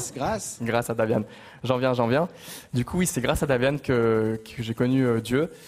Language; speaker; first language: French; native; French